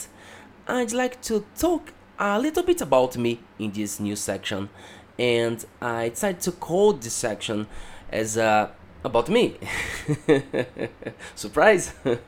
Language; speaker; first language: English; non-native, learner; Portuguese